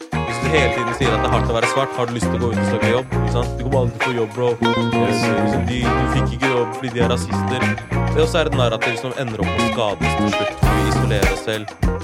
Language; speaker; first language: Norwegian; early bilingual, other home language; Urdu